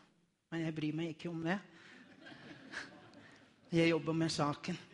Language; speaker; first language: Norwegian; non-native, learner; Afrikaans